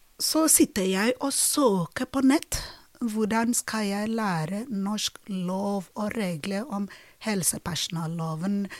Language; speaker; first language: Norwegian; non-native, fluent; Ibibio